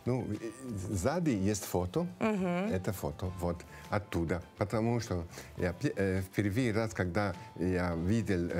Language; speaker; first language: Russian; non-native, fluent; Italian